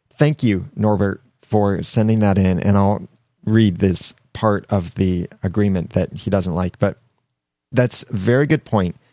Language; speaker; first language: English; native; English